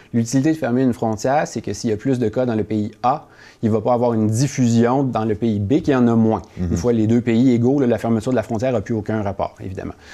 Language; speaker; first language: French; native; French